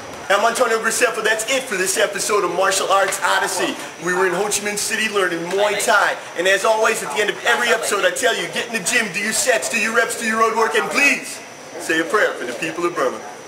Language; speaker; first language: English; native; English